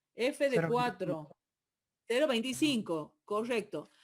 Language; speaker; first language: Spanish; native; Spanish